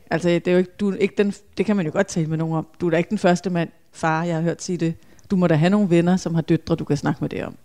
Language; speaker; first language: Danish; native; Danish